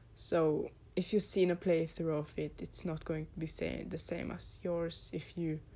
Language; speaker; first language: English; non-native, fluent; Norwegian